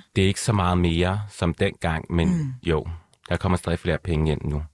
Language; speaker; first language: Danish; early bilingual, other home language; Arabic